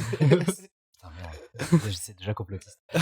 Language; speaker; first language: French; native; French